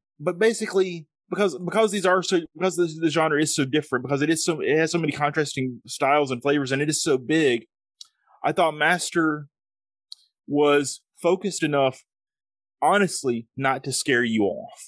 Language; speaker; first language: English; native; English